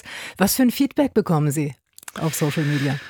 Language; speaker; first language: German; native; German